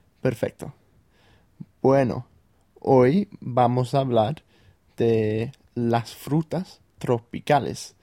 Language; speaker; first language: Spanish; non-native, fluent; English